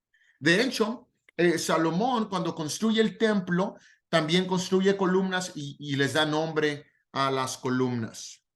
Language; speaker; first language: Spanish; native; Spanish